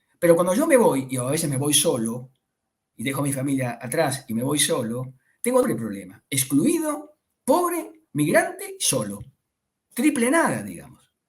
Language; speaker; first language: Spanish; native; Spanish